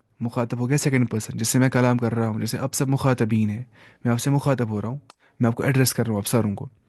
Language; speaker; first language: Urdu; native; Urdu